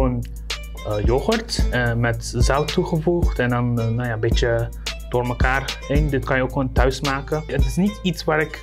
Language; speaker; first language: Dutch; early bilingual, other home language; Turkish